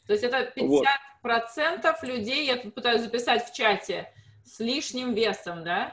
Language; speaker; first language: Russian; native; Russian